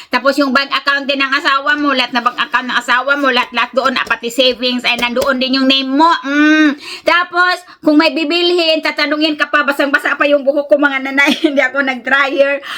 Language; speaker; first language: Filipino; native; Filipino